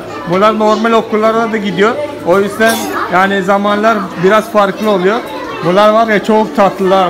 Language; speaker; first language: Turkish; non-native, fluent; Malayalam